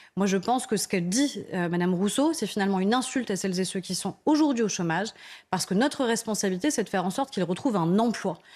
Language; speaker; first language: French; native; French